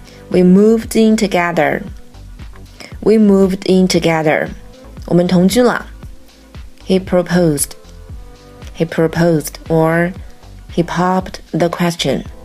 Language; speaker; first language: English; non-native, fluent; Chinese